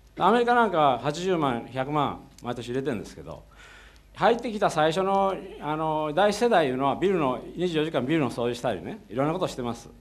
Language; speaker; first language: Japanese; native; Japanese